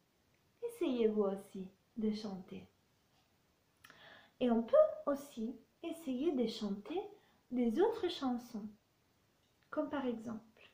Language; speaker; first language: French; non-native, fluent; Italian